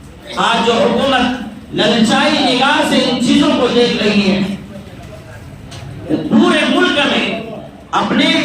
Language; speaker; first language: Urdu; native; Urdu